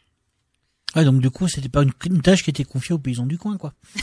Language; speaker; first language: French; native; French